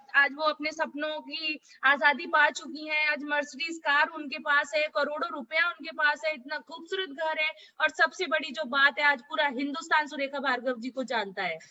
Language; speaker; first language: Hindi; native; Hindi